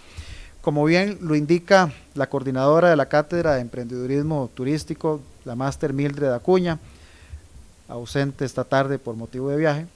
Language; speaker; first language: Spanish; native; Spanish